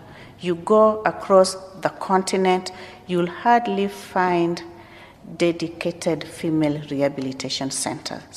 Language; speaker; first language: English; non-native, local second language; Luo (Kenya and Tanzania)